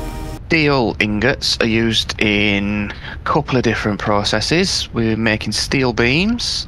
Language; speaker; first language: English; native; English